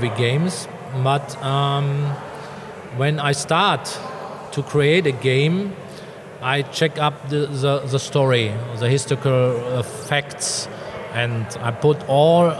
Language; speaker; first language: English; non-native, learner; German